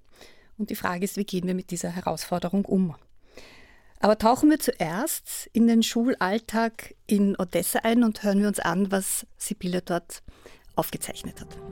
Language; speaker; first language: German; native; German